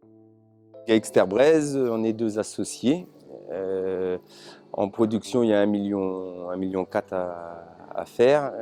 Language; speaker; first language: French; native; French